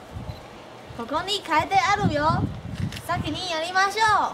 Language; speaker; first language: Japanese; non-native, learner; Chinese